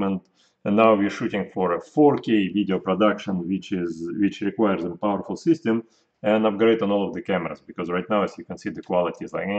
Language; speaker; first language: English; non-native, fluent; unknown